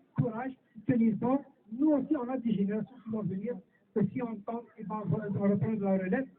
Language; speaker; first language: French; non-native, local second language; Kabyle